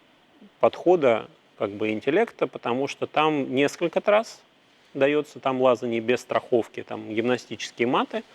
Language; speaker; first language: Russian; native; Russian